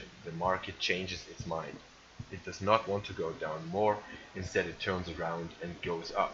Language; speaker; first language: English; non-native, fluent; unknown